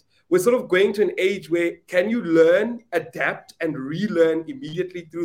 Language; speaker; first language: English; non-native, local second language; Venda